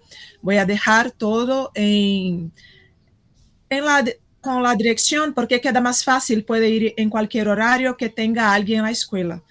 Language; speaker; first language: Spanish; non-native, fluent; Portuguese